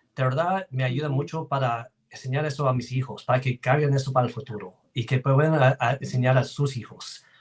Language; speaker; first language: Spanish; early bilingual, heritage; Spanish